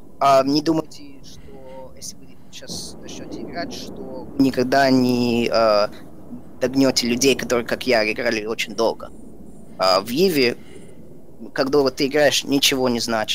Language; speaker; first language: Russian; early bilingual, heritage; Russian